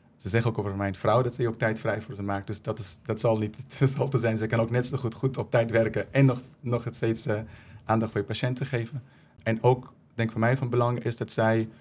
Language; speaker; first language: Dutch; non-native, fluent; Persian